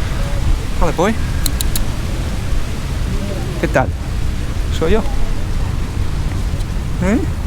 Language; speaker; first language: Spanish; non-native, learner; English